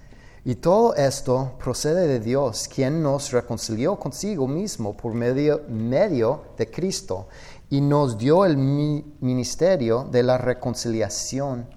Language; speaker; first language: Spanish; non-native, fluent; English